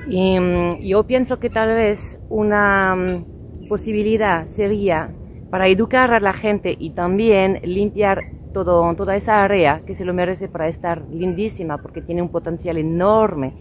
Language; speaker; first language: Spanish; non-native, fluent; French